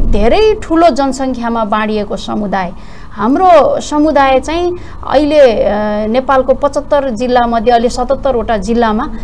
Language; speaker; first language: Nepali; non-native, local second language; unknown